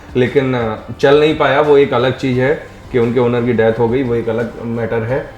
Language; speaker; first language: Hindi; native; Hindi